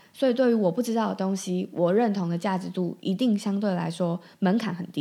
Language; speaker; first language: Chinese; native; Chinese